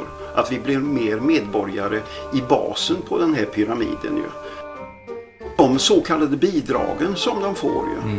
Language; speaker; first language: Swedish; native; Swedish